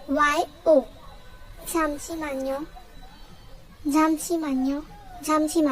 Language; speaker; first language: Korean; non-native, learner; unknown